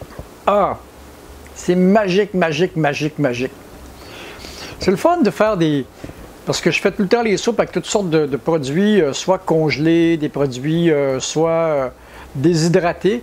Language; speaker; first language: French; native; French